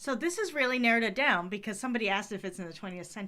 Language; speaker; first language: English; native; English